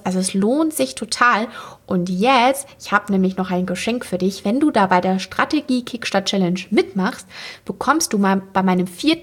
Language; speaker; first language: German; native; German